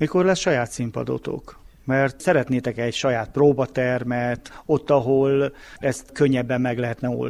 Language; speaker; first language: Hungarian; native; Hungarian